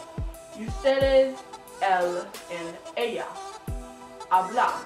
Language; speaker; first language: Spanish; non-native, learner; English